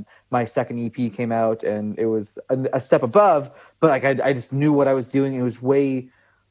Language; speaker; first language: English; native; English